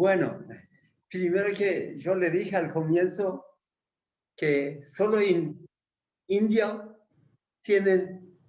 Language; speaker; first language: Spanish; non-native, learner; Persian